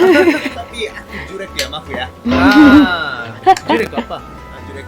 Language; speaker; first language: Indonesian; non-native, learner; Japanese